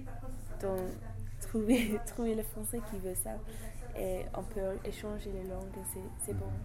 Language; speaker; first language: French; non-native, learner; English